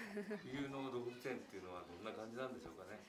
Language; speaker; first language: Japanese; native; Japanese